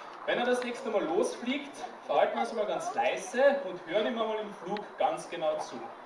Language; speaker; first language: German; native; German